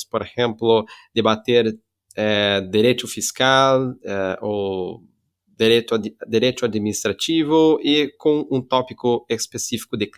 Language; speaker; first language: Spanish; non-native, fluent; Portuguese